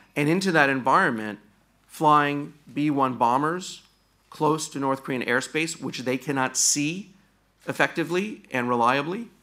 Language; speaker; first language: English; native; English